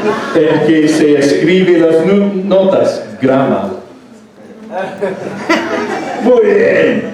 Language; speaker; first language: Spanish; non-native, fluent; English